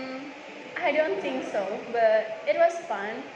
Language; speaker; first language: English; non-native, learner; Indonesian